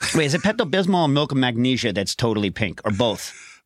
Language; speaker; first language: English; native; English